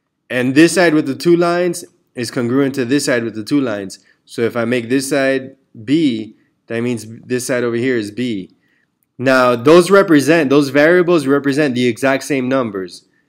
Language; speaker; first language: English; early bilingual, other home language; Spanish